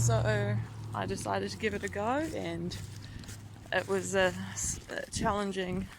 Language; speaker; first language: English; native; English